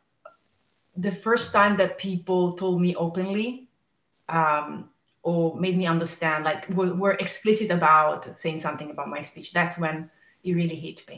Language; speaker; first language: English; non-native, fluent; Italian